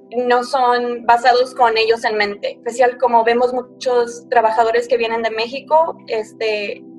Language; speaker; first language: Spanish; early bilingual, heritage; Spanish